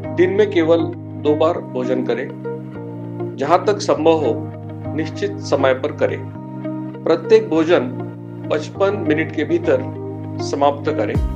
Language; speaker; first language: Hindi; non-native, local second language; Marathi